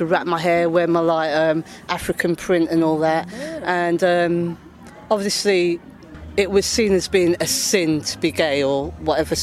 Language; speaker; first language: English; native; English